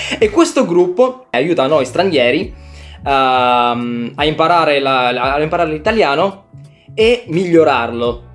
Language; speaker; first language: Italian; non-native, fluent; Russian